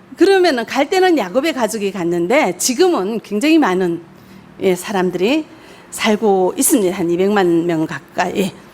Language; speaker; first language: Korean; native; Korean